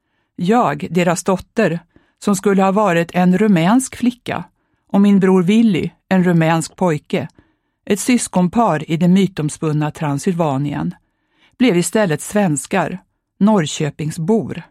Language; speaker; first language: Swedish; early bilingual, other home language; Hungarian